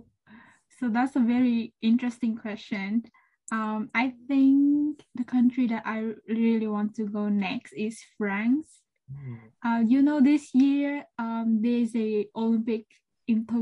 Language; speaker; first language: English; non-native, learner; Vietnamese